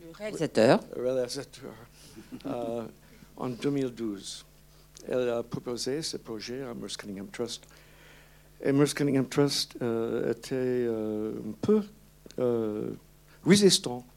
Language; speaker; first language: French; non-native, learner; English